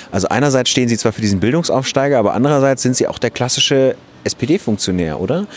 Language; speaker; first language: German; native; German